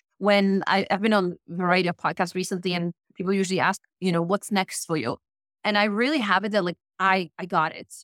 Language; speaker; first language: English; non-native, fluent; Polish